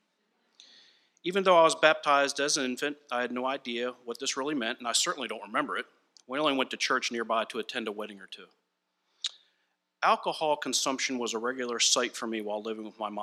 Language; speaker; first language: English; native; English